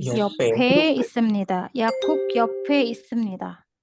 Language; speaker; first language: Korean; non-native, fluent; Indonesian